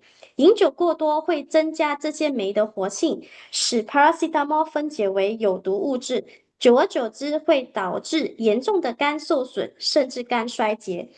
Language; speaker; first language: Chinese; native; Chinese